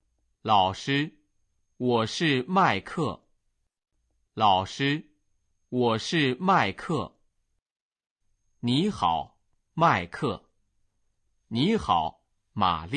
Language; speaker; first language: Chinese; non-native, learner; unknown